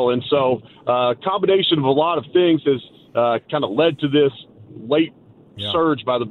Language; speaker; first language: English; native; English